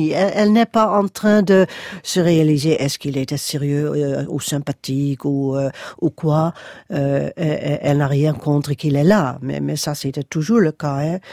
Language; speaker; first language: French; non-native, fluent; Dutch